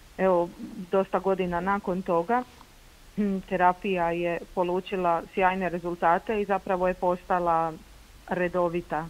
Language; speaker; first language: Croatian; native; Croatian